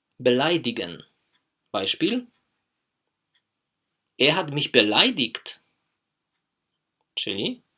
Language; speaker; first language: German; non-native, fluent; Polish